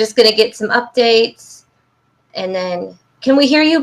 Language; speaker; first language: English; native; English